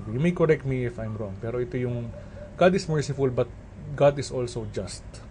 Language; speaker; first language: English; non-native, local second language; Filipino